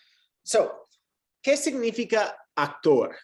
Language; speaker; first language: Spanish; non-native, fluent; English